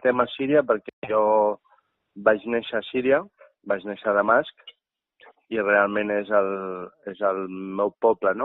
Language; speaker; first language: Catalan; non-native, fluent; Arabic